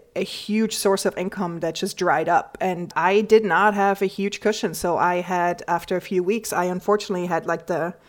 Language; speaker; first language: English; non-native, fluent; German